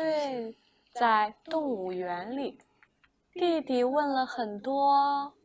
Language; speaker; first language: Chinese; non-native, fluent; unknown